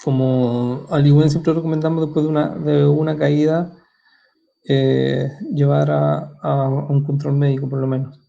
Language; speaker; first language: Spanish; native; Spanish